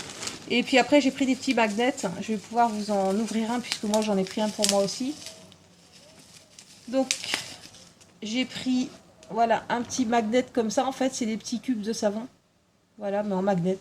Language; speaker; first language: French; native; French